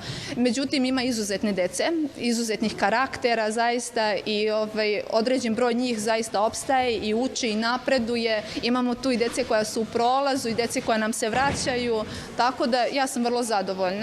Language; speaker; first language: Bosnian; native; Bosnian